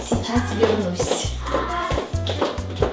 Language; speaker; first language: Russian; non-native, fluent; Armenian